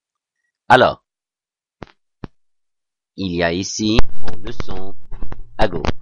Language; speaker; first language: French; non-native, fluent; Arabic